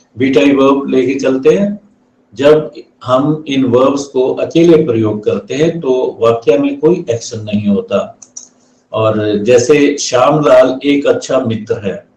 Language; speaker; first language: Hindi; native; Hindi